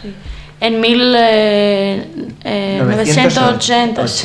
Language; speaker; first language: Spanish; non-native, learner; Greek